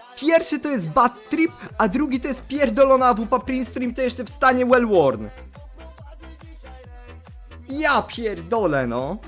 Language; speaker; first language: Polish; native; Polish